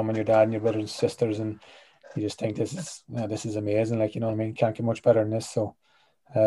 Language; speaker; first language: English; native; English